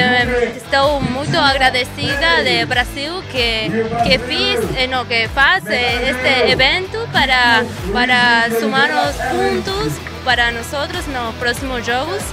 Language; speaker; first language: Portuguese; non-native, learner; Spanish